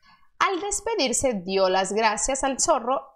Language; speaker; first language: Spanish; non-native, fluent; Portuguese